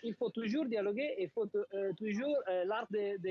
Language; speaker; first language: French; non-native, fluent; Italian